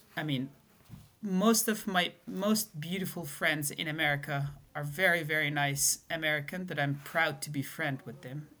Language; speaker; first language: English; non-native, fluent; Persian